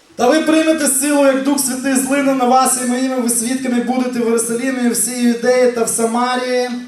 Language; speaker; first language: Ukrainian; non-native, local second language; Russian